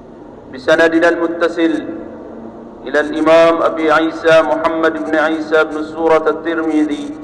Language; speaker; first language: Arabic; non-native, fluent; Sasak